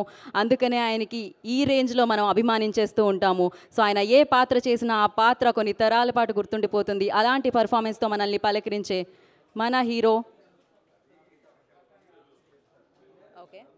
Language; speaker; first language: Telugu; native; Telugu